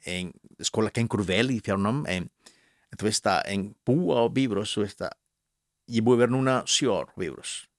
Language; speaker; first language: Icelandic; non-native, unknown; Spanish